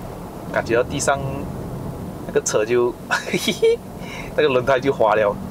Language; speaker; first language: Chinese; native; Chinese